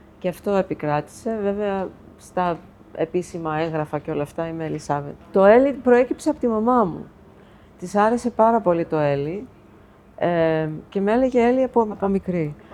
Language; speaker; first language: Greek; early bilingual, heritage; Greek